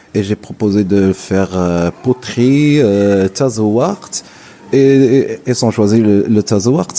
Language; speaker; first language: French; non-native, local second language; Arabic